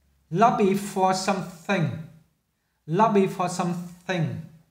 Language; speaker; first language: English; non-native, fluent; Vietnamese